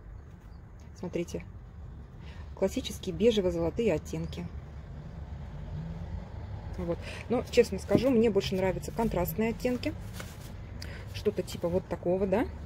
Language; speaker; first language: Russian; native; Russian